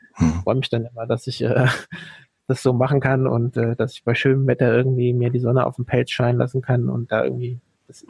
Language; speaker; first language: German; native; German